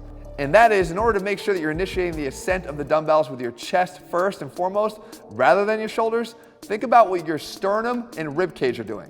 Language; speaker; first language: English; native; English